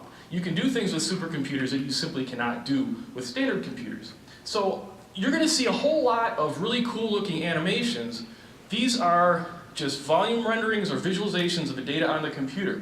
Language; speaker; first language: English; native; English